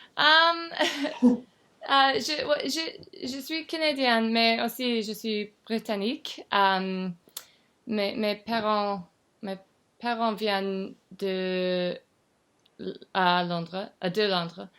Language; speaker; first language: French; non-native, learner; English